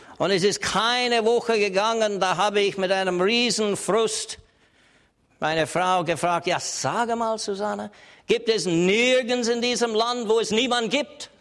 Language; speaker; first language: German; non-native, fluent; English